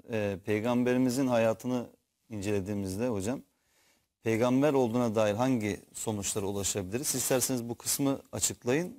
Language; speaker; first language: Turkish; native; Turkish